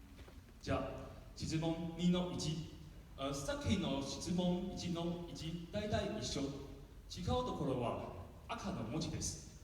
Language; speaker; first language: Japanese; non-native, learner; Min Nan Chinese